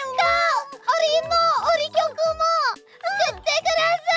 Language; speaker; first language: Japanese; non-native, fluent; Indonesian